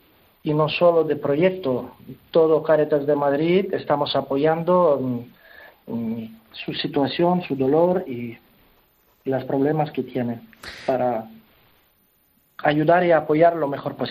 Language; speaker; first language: Spanish; non-native, learner; Ukrainian